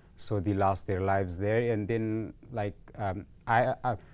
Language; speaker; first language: English; non-native, fluent; Pashto